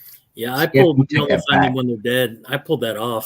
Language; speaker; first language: English; native; English